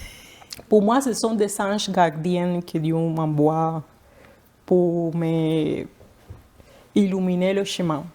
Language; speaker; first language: French; non-native, fluent; Spanish